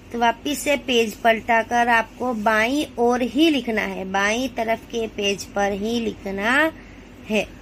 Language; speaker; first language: Hindi; non-native, local second language; Gujarati